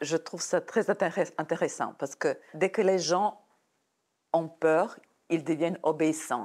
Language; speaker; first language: French; non-native, fluent; Serbian